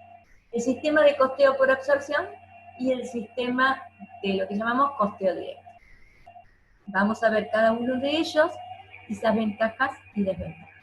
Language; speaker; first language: Spanish; native; Spanish